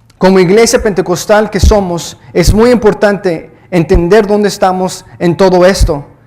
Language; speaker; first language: Spanish; early bilingual, heritage; Spanish